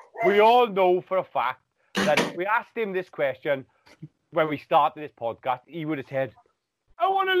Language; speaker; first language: English; native; English